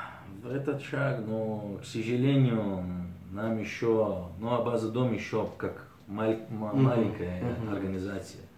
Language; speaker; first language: Russian; early bilingual, heritage; Arabic